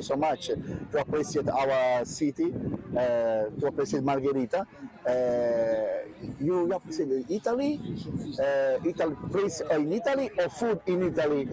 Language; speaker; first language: English; non-native, learner; Italian